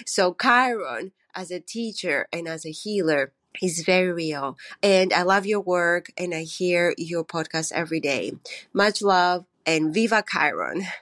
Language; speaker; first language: English; non-native, fluent; Greek